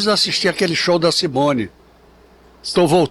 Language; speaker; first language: Portuguese; native; Portuguese